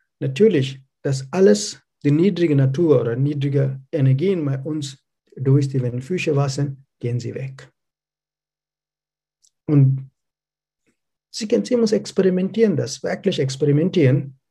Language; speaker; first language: German; non-native, learner; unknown